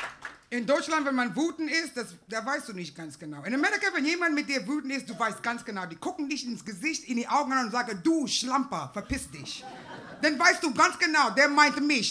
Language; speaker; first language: German; non-native, fluent; English